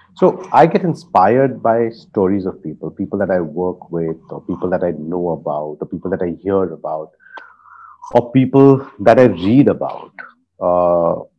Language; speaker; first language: English; non-native, local second language; Hindi